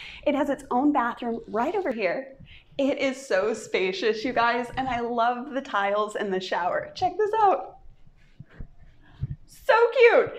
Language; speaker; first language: English; native; English